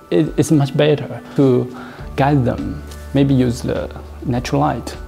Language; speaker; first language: English; non-native, learner; Chinese